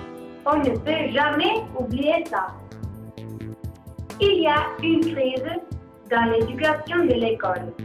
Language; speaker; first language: French; non-native, learner; Spanish